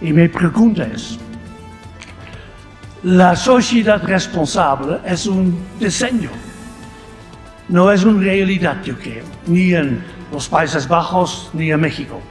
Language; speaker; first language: Spanish; non-native, fluent; Dutch